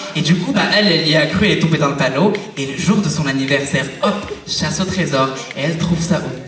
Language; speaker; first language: French; native; French